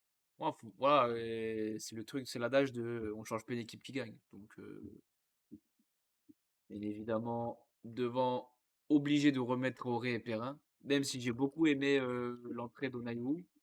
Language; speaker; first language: French; native; French